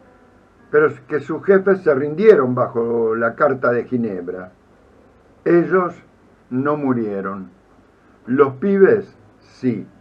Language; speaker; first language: Spanish; native; Spanish